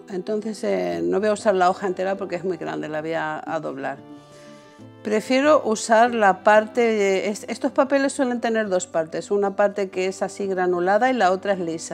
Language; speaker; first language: Spanish; native; Spanish